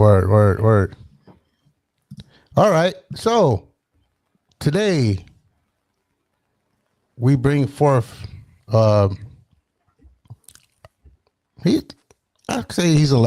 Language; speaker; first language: English; native; English